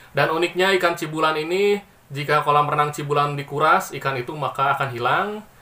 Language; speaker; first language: Indonesian; non-native, local second language; Sundanese